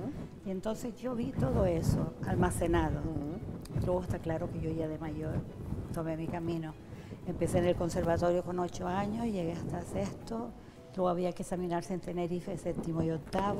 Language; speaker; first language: Spanish; native; Spanish